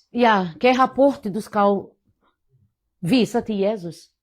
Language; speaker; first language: Norwegian; non-native, fluent; Portuguese